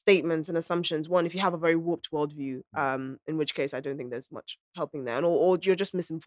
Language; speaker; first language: English; non-native, local second language; Akan